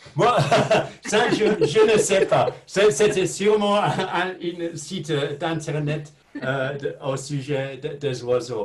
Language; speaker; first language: French; non-native, fluent; English